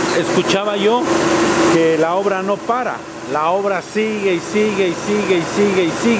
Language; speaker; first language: Spanish; native; Spanish